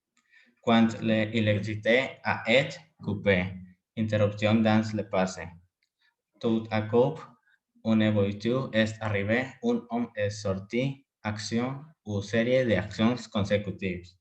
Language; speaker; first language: French; non-native, learner; Spanish